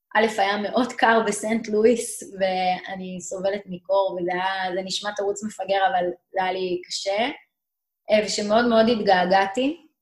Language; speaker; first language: Hebrew; native; Hebrew